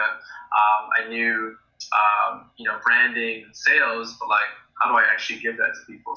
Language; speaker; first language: English; native; English